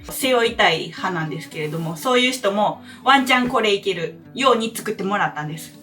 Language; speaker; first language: Japanese; native; Japanese